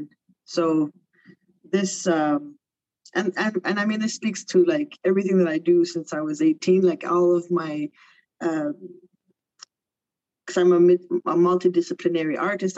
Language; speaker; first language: English; early bilingual, other home language; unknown